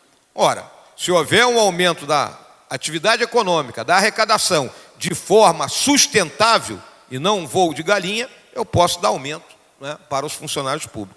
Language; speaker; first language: Portuguese; native; Portuguese